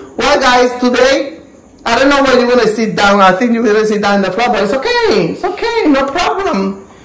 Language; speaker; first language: English; non-native, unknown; Spanish